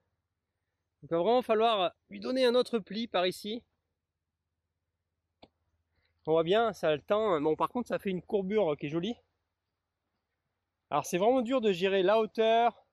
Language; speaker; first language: French; native; French